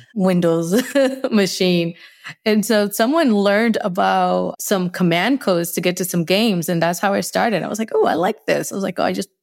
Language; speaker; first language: English; early bilingual, other home language; Spanish